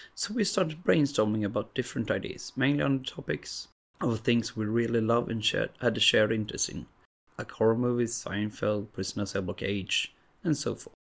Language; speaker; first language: English; non-native, fluent; Swedish